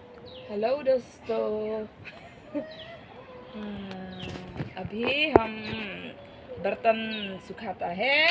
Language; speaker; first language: Hindi; non-native, local second language; Khasi